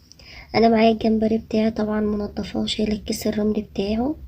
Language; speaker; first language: Arabic; native; Arabic